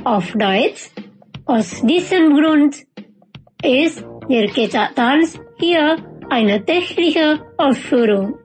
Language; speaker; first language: German; non-native, fluent; Indonesian